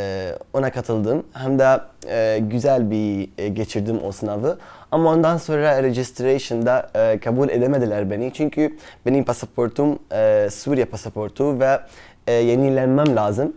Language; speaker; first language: Turkish; non-native, fluent; Arabic